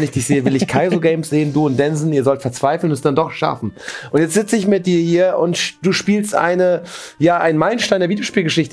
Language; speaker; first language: German; native; German